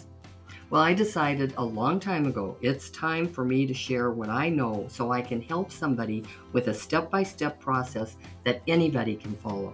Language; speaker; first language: English; native; English